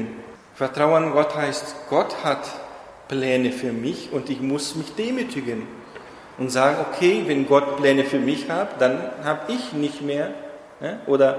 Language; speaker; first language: German; non-native, fluent; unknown